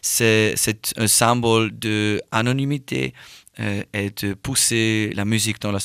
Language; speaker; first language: French; non-native, learner; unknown